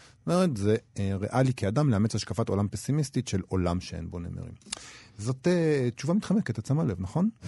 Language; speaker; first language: Hebrew; native; Hebrew